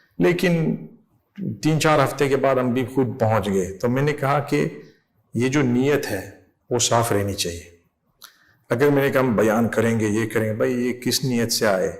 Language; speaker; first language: Urdu; non-native, fluent; English